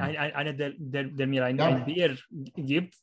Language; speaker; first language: German; non-native, fluent; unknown